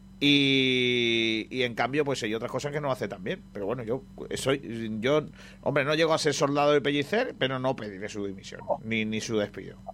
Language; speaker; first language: Spanish; native; Spanish